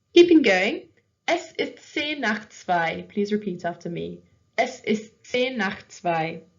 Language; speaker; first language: German; non-native, fluent; English